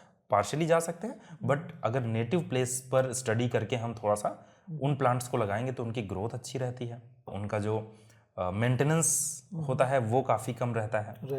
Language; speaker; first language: Hindi; native; Hindi